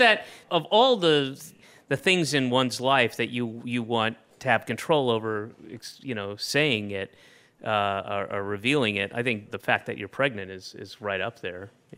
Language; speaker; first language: English; native; English